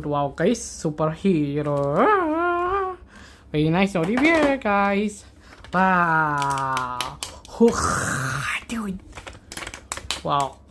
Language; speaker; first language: English; non-native, learner; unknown